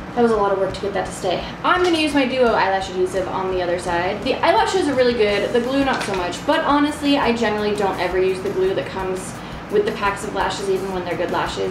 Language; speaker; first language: English; native; English